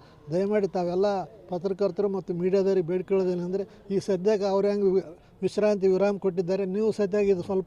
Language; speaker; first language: Kannada; native; Kannada